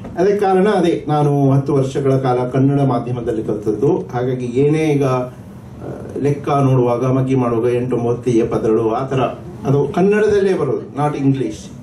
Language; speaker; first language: Kannada; non-native, local second language; Marathi